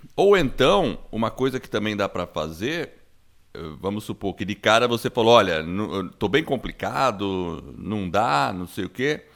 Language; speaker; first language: Portuguese; non-native, fluent; English